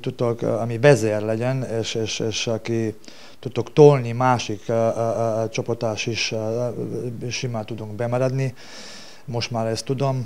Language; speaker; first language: Hungarian; non-native, learner; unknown